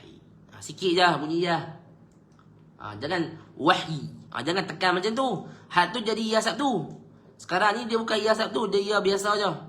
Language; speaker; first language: Malay; native; Malay